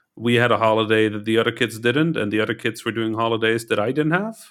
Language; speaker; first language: English; early bilingual, heritage; Dutch